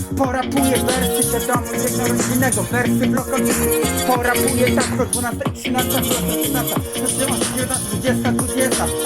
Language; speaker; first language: Polish; native; Polish